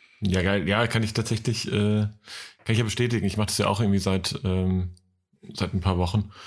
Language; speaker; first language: German; native; German